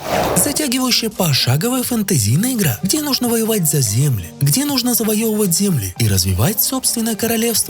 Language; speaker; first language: Russian; native; Russian